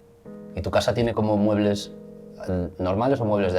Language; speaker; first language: Spanish; native; Spanish